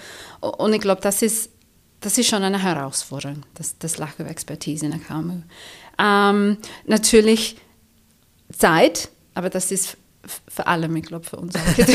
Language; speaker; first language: German; non-native, fluent; English